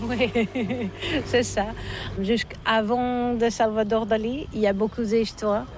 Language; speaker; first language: French; non-native, learner; Catalan